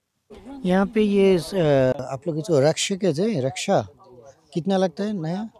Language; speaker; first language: Hindi; non-native, learner; Bangla